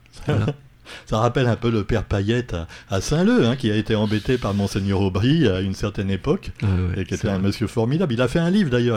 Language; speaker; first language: French; native; French